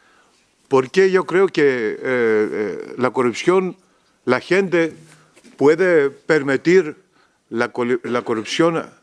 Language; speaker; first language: Spanish; non-native, learner; Greek